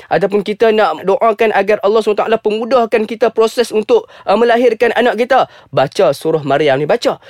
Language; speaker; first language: Malay; native; Malay